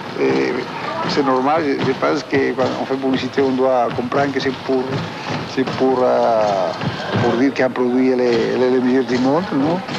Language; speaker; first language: French; non-native, fluent; Spanish